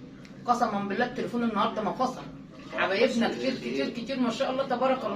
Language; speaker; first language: Arabic; native; Arabic